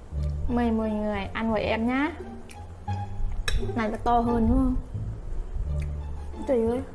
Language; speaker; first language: Vietnamese; non-native, learner; Thai